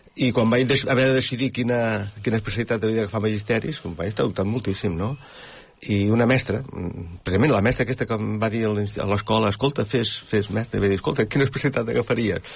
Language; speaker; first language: Catalan; native; Catalan